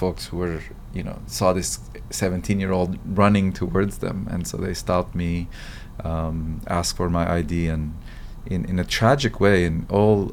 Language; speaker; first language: English; non-native, fluent; Arabic